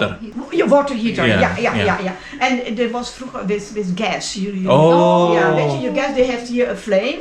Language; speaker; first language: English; non-native, learner; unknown